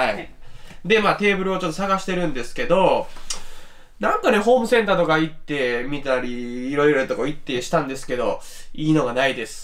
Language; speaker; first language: Japanese; native; Japanese